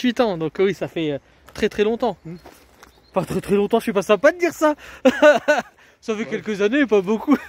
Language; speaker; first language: French; native; French